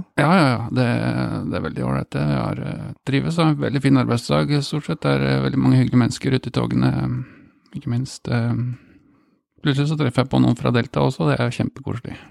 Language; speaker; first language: Norwegian; native; Norwegian